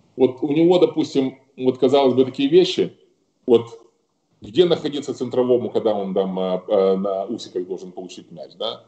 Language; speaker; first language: Russian; native; Russian